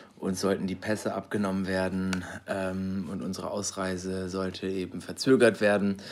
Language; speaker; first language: German; native; German